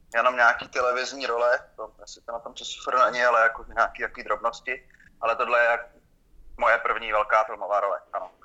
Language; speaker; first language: Czech; native; Czech